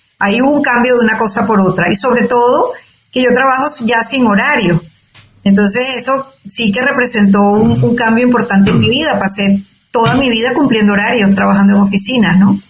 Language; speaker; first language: Spanish; native; Spanish